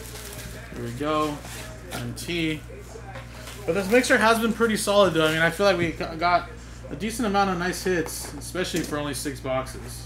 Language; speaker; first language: English; native; English